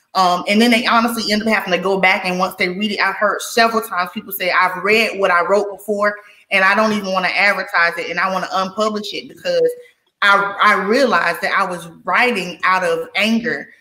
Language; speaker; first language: English; native; English